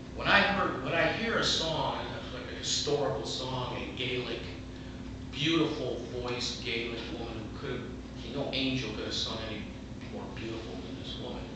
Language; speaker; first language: English; native; English